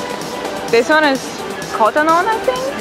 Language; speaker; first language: English; non-native, fluent; Russian